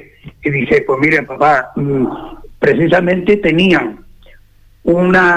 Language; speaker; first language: Spanish; native; Spanish